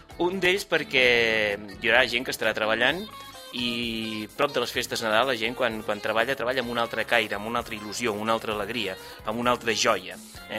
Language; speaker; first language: Catalan; native; Catalan